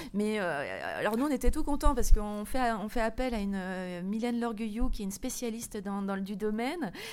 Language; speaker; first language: French; native; French